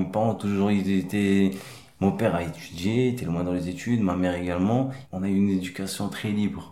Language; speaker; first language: French; early bilingual, other home language; Arabic